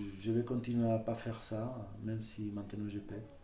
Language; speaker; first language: French; non-native, fluent; Spanish